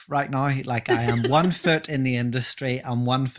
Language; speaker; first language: English; native; English